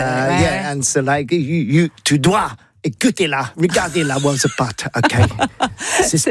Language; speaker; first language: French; non-native, learner; English